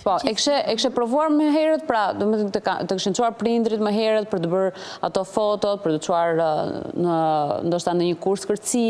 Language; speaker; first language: Albanian; native; Albanian